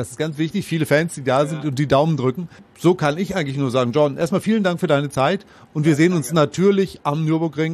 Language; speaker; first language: German; native; German